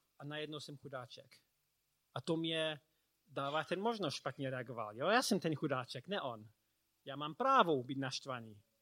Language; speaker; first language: Czech; non-native, learner; English